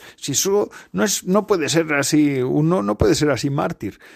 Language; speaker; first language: Spanish; native; Spanish